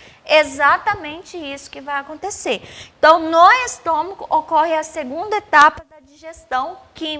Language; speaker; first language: Portuguese; native; Portuguese